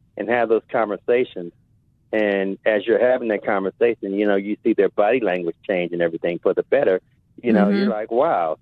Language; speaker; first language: English; native; English